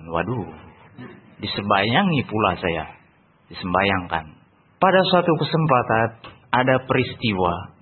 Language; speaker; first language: Indonesian; non-native, local second language; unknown